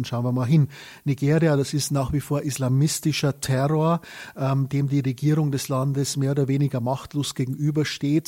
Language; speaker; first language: German; native; German